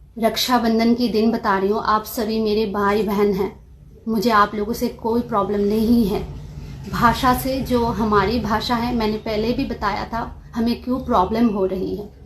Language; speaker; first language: Hindi; non-native, local second language; Kok Borok